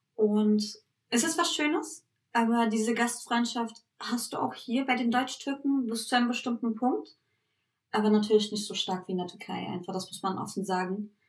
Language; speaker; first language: German; early bilingual, other home language; Turkish